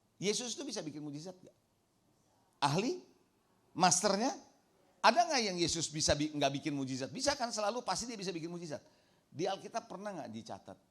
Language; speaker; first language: Indonesian; native; Indonesian